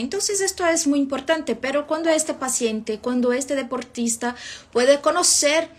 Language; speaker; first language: Spanish; non-native, fluent; Portuguese